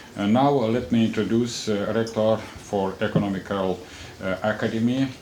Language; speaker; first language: English; non-native, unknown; Romanian